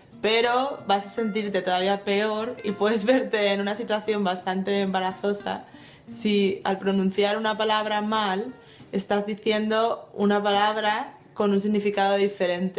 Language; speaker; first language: Spanish; non-native, fluent; English